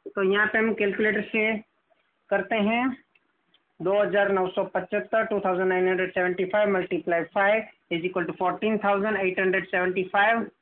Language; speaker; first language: Hindi; non-native, local second language; Gujarati